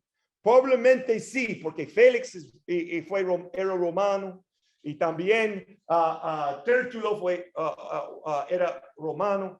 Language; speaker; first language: Spanish; non-native, fluent; English